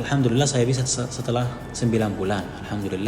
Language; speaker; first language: Indonesian; non-native, fluent; Arabic